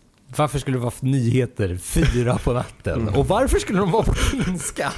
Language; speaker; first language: Swedish; native; Swedish